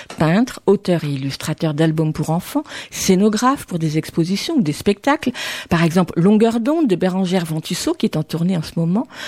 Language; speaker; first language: French; native; French